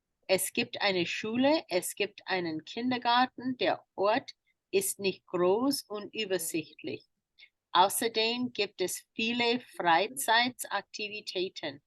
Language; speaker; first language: German; non-native, fluent; English